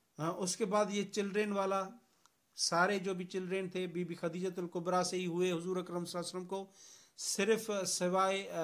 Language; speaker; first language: Urdu; non-native, local second language; Sindhi